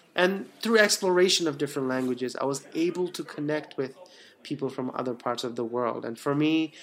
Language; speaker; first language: English; non-native, fluent; Bangla